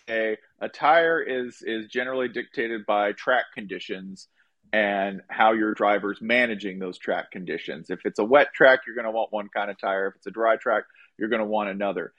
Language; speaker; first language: English; native; English